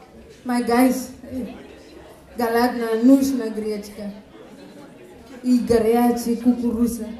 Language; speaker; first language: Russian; non-native, learner; English